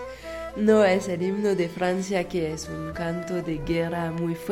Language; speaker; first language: Spanish; non-native, learner; French